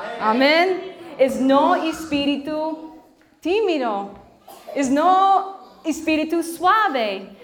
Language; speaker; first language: Spanish; non-native, learner; English